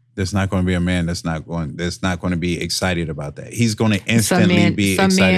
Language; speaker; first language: English; native; English